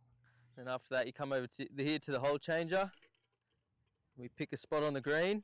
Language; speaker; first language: English; native; English